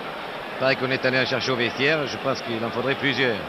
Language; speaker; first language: French; native; French